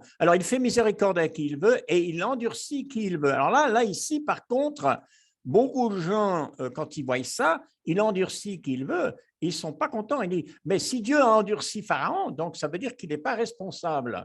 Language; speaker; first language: French; native; French